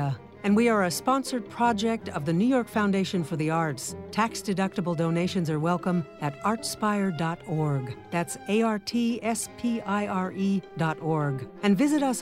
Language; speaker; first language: English; native; English